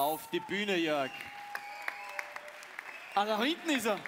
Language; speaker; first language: German; native; German